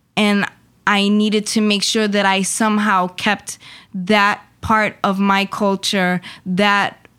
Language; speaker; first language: English; early bilingual, other home language; Spanish